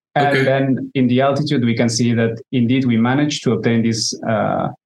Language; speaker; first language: English; non-native, fluent; Spanish